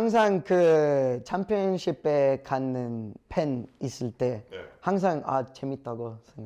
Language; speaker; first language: Korean; non-native, learner; English